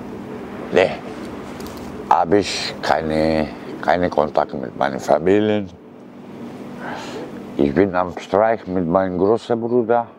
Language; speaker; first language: German; non-native, learner; Romanian